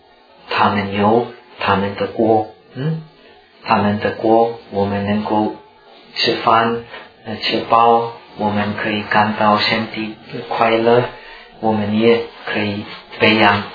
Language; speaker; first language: Chinese; non-native, fluent; Czech